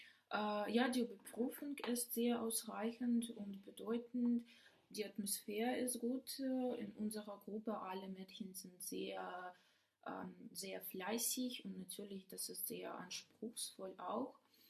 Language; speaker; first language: German; non-native, learner; Ukrainian